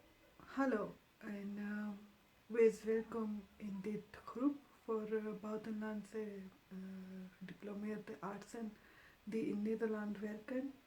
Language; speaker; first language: Dutch; non-native, fluent; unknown